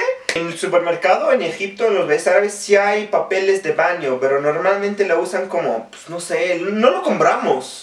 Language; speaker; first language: Spanish; non-native, fluent; Arabic